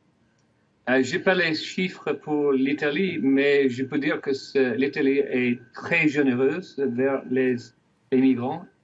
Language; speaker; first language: French; non-native, fluent; English